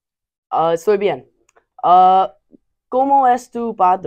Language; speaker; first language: Spanish; non-native, learner; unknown